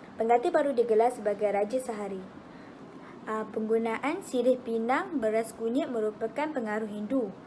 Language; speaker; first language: Malay; native; Malay